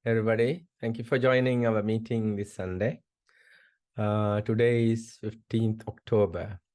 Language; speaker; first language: English; non-native, local second language; Sinhala